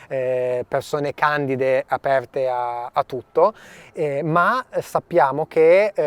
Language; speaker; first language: Italian; native; Italian